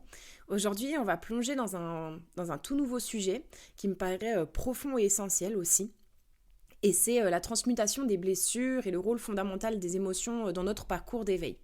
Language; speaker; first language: French; native; French